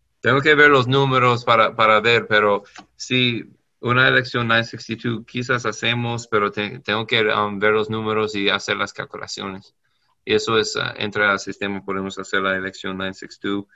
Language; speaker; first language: Spanish; non-native, learner; English